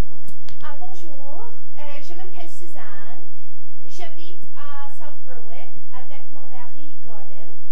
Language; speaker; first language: French; early bilingual, heritage; English